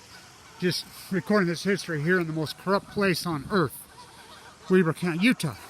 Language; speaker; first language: English; native; English